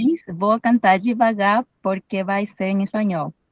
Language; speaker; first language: Portuguese; non-native, fluent; Spanish